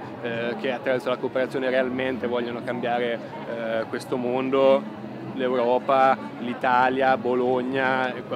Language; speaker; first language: Italian; native; Italian